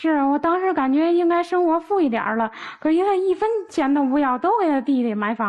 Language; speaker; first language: Chinese; native; Chinese